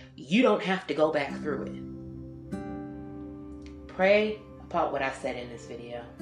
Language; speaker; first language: English; native; English